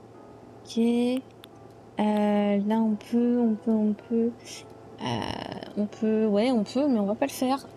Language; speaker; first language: French; native; French